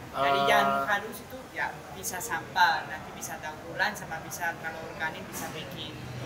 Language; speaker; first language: Indonesian; non-native, fluent; Spanish